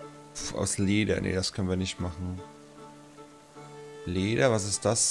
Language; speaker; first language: German; native; German